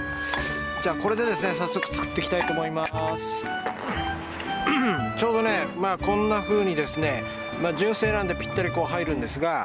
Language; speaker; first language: Japanese; native; Japanese